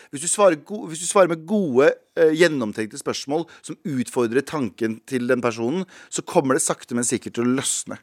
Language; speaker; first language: Norwegian; early bilingual, other home language; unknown